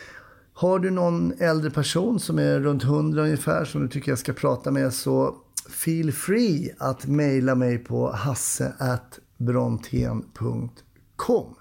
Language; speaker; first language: Swedish; native; Swedish